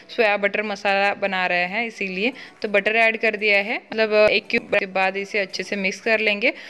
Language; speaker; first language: Hindi; non-native, local second language; Marathi